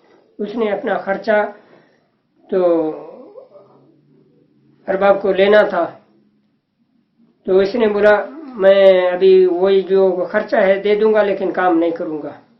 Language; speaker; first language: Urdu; non-native, local second language; Sindhi